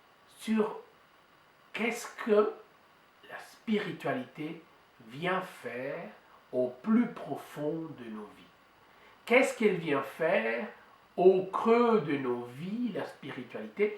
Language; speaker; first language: French; native; French